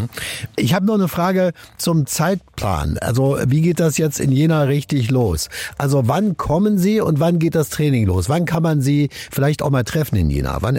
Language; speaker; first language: German; native; German